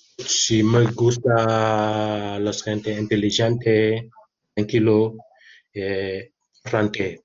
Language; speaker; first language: Spanish; non-native, learner; Wolof